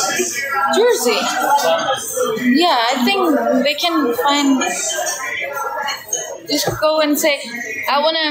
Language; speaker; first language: English; non-native, fluent; Turkish